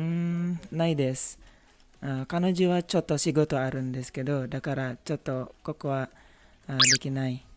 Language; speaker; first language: Japanese; non-native, learner; Indonesian